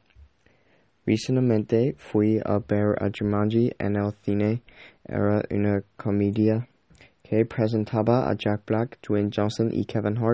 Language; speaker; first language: Spanish; non-native, learner; English